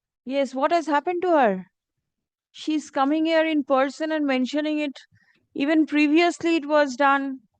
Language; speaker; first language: English; non-native, local second language; Bangla